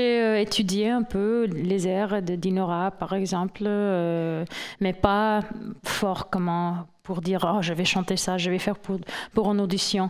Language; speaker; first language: French; non-native, fluent; English